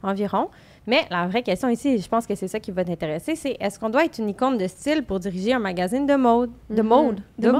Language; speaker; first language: French; native; French